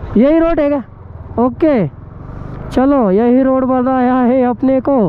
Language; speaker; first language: Hindi; non-native, local second language; Marathi